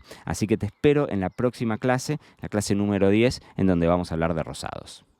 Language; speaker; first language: Spanish; native; Spanish